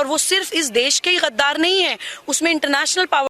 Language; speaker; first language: Hindi; native; Hindi